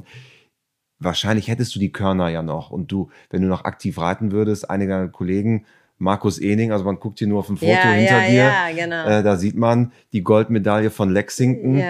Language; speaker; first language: German; native; German